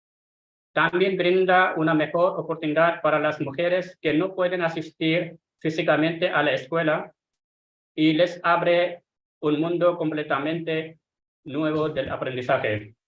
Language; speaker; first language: Spanish; non-native, fluent; Hindi